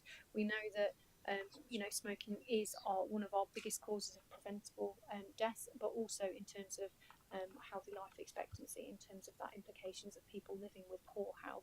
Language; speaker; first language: English; native; English